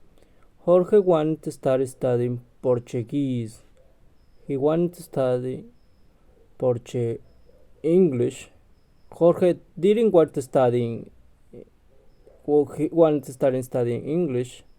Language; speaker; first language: English; non-native, learner; Spanish